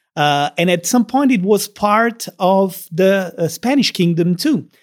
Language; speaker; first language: English; non-native, fluent; Italian